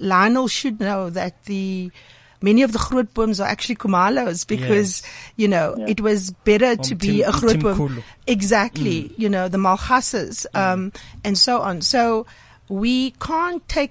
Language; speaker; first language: English; native; English